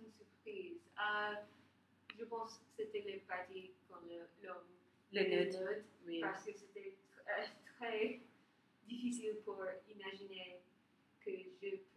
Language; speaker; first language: French; non-native, learner; English